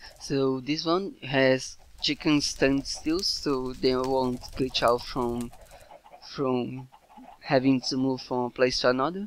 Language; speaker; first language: English; non-native, fluent; Portuguese